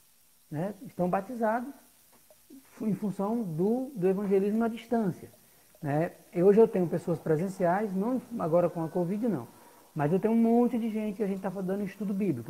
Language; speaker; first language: Portuguese; native; Portuguese